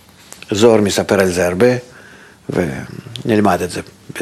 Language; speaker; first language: Hebrew; non-native, fluent; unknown